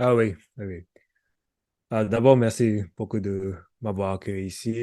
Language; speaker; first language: French; non-native, learner; Japanese